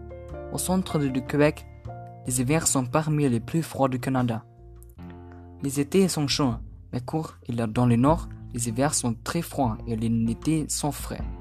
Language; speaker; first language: French; non-native, learner; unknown